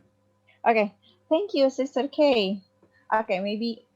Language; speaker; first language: English; non-native, learner; Indonesian